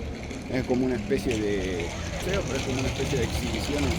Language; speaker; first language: Spanish; native; Spanish